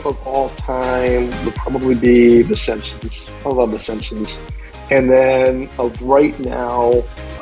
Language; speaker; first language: English; native; English